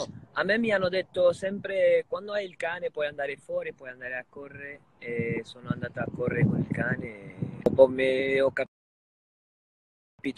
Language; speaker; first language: Italian; non-native, fluent; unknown